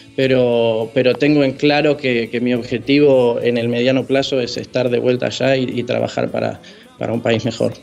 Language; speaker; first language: Spanish; native; Spanish